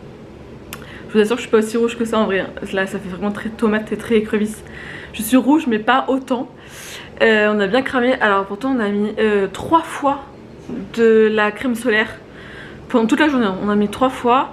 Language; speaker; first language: French; native; French